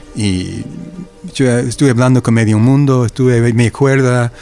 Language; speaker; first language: Spanish; non-native, fluent; English